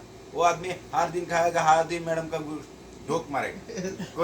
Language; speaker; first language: Hindi; non-native, learner; Bangla